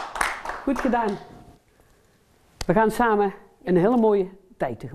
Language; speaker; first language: Dutch; native; Dutch